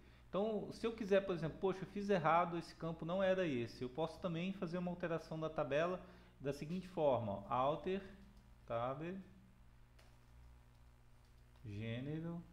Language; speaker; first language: Portuguese; native; Portuguese